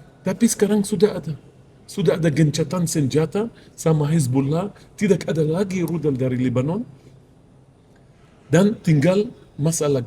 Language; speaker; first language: Indonesian; non-native, fluent; Arabic